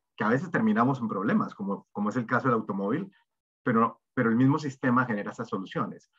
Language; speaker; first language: Spanish; native; Spanish